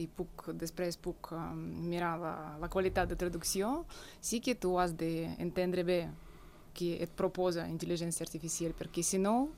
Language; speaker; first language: Catalan; non-native, fluent; Russian